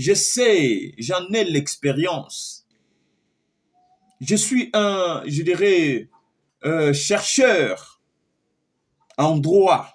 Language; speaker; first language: French; non-native, local second language; Lingala